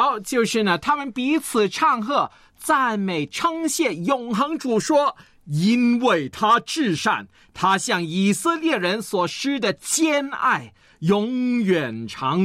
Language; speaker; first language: Chinese; native; Chinese